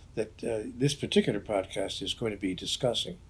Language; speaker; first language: English; native; English